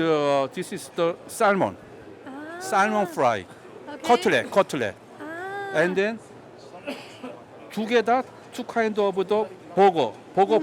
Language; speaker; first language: English; non-native, learner; Korean